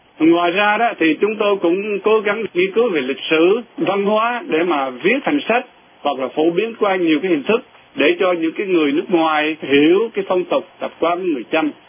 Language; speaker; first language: Vietnamese; non-native, local second language; Eastern Cham